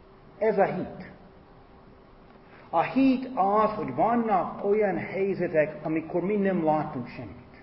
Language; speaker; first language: Hungarian; non-native, fluent; English